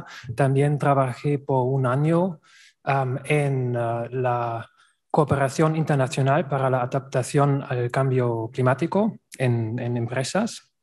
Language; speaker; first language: Spanish; non-native, learner; German